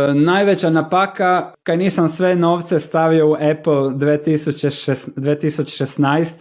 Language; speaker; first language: Slovenian; non-native, learner; Croatian